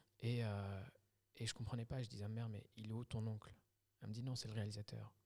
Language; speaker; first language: French; early bilingual, other home language; Kabyle